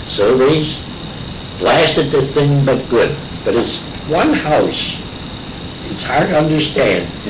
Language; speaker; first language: English; native; English